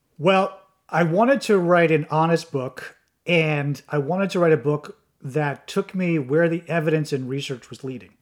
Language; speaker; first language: English; native; English